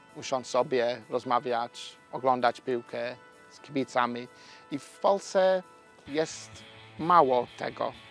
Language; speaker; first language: Polish; non-native, fluent; English